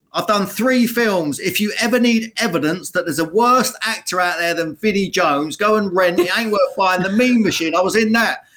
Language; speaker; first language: English; native; English